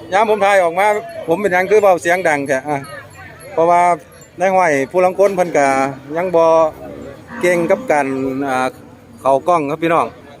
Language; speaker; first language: Thai; native; Thai